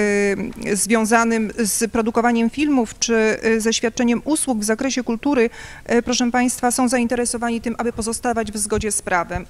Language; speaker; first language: Polish; native; Polish